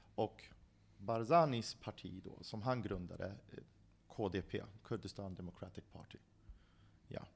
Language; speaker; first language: Swedish; early bilingual, other home language; Central Kurdish